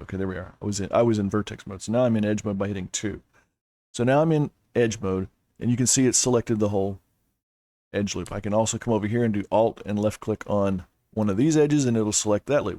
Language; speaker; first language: English; native; English